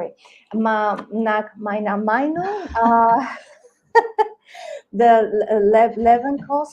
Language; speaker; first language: German; non-native, learner; Spanish